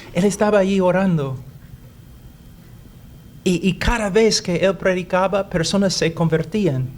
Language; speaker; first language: Spanish; non-native, fluent; English